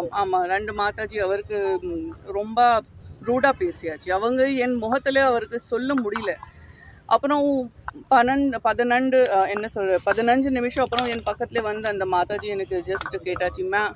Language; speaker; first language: Tamil; non-native, learner; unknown